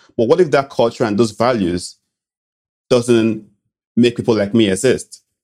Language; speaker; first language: English; non-native, local second language; Bini